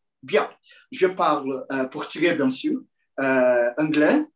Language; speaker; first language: French; non-native, learner; Portuguese